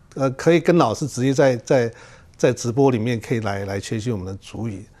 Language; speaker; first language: Chinese; non-native, local second language; Amis